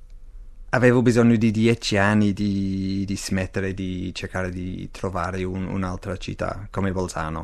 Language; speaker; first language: Italian; non-native, fluent; English